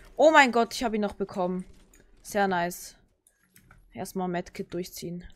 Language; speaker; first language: German; native; German